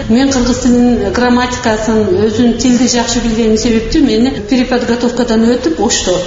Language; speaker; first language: Kyrgyz; non-native, local second language; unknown